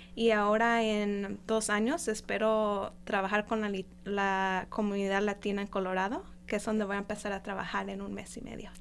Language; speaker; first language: Spanish; non-native, fluent; English